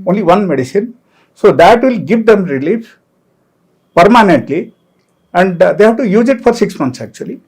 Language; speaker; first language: English; non-native, local second language; Telugu